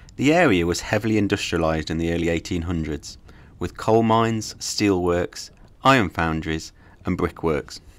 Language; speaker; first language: English; native; English